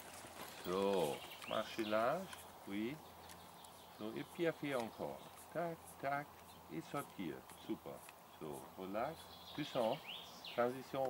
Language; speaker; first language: French; non-native, learner; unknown